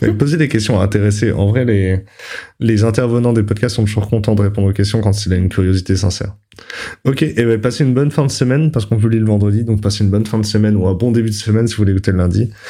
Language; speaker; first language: French; native; French